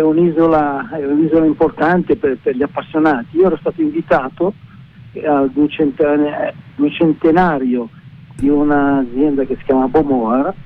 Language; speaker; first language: Italian; native; Italian